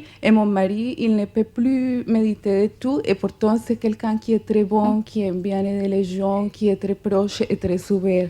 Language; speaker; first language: French; non-native, fluent; Spanish